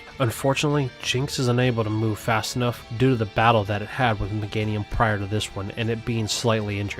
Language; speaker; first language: English; native; English